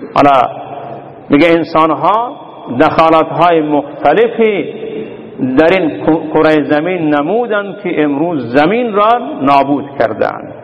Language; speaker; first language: Persian; non-native, local second language; Baluchi